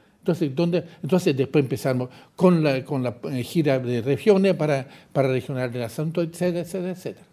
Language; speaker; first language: Spanish; native; Spanish